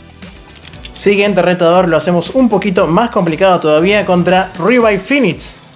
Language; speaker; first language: Spanish; native; Spanish